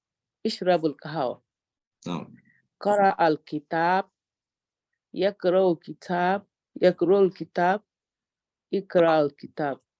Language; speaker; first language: Arabic; non-native, learner; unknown